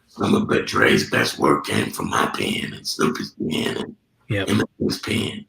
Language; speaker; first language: English; native; English